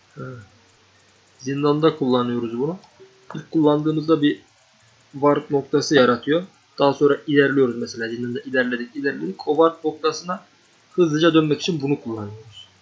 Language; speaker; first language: Turkish; native; Turkish